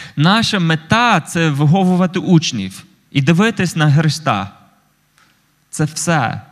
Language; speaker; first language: Ukrainian; non-native, fluent; English